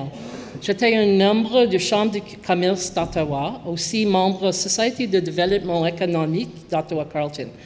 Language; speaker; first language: French; non-native, local second language; English